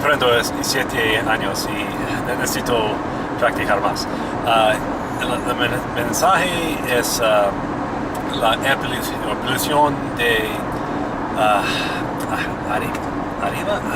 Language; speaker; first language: Spanish; non-native, learner; English